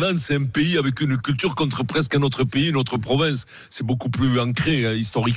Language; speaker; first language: French; native; French